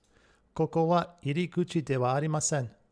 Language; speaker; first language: Japanese; non-native, learner; English